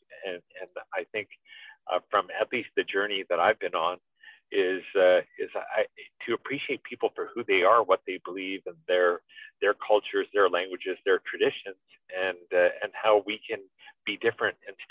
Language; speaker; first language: English; native; English